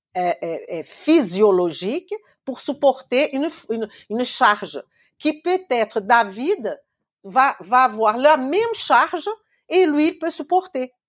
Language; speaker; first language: French; non-native, fluent; Portuguese